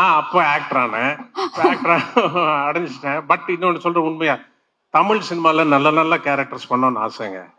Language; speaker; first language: Tamil; non-native, local second language; Telugu